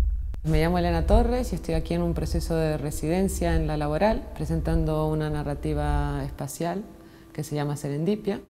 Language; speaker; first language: Spanish; native; Spanish